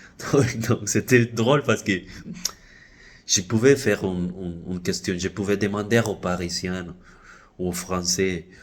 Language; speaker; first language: French; non-native, fluent; Spanish